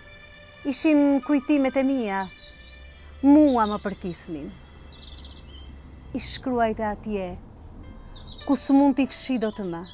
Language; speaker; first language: Albanian; native; Albanian